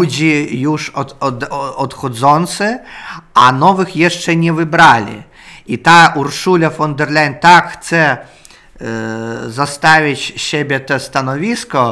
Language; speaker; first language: Polish; non-native, learner; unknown